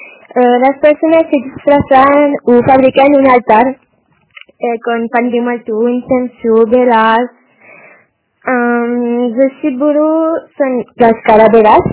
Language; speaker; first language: Spanish; non-native, learner; French